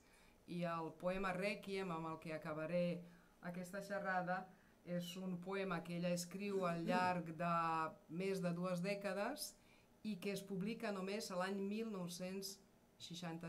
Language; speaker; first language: Catalan; non-native, fluent; Serbian